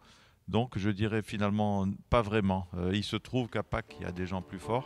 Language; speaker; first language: French; native; French